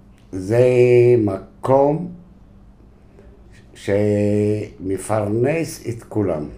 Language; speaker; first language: Hebrew; non-native, local second language; Arabic